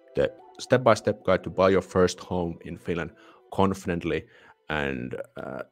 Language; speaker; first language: English; non-native, fluent; Finnish